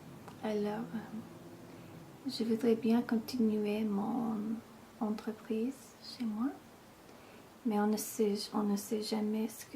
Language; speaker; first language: French; non-native, fluent; English